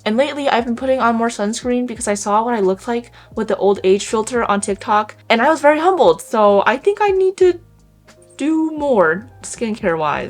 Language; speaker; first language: English; native; English